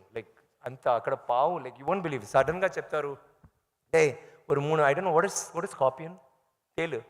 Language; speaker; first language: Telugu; non-native, local second language; Tamil